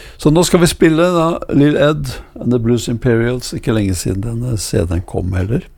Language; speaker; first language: Norwegian; native; Norwegian